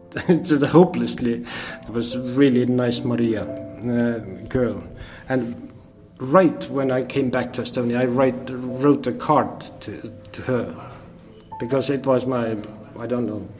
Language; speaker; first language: English; non-native, learner; Estonian